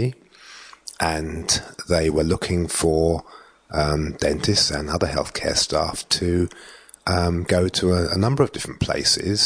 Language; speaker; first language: English; native; English